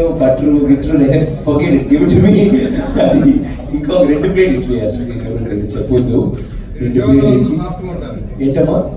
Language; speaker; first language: Telugu; non-native, learner; Tamil